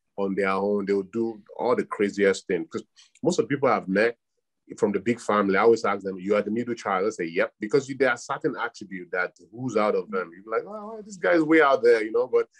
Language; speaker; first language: English; non-native, local second language; Yoruba